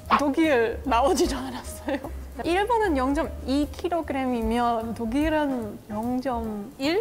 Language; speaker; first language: Korean; non-native, fluent; German